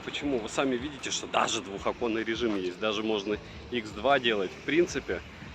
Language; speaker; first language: Russian; native; Russian